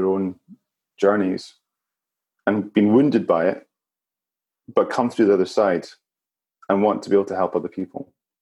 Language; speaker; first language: English; native; English